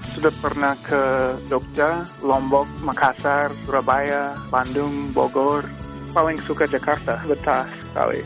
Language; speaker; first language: Indonesian; non-native, fluent; English